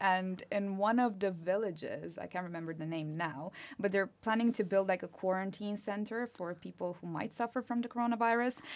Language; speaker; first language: English; non-native, fluent; Romanian